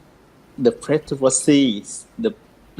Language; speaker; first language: English; non-native, learner; Vietnamese